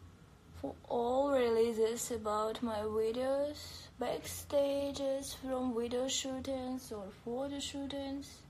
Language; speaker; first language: English; non-native, learner; Russian